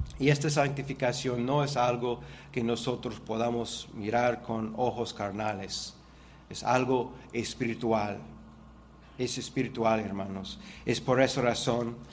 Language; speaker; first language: Spanish; non-native, fluent; English